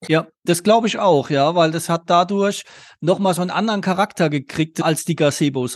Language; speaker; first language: German; native; German